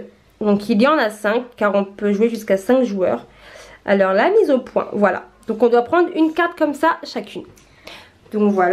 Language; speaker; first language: French; native; French